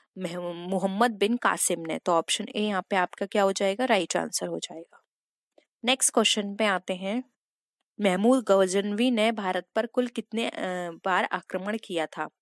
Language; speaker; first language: Hindi; native; Hindi